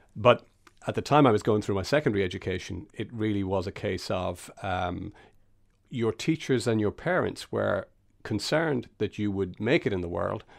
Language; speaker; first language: English; native; English